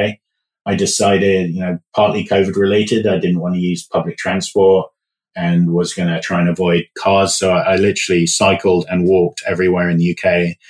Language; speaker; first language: English; native; English